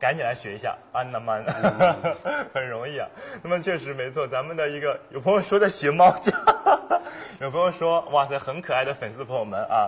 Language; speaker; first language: Chinese; native; Chinese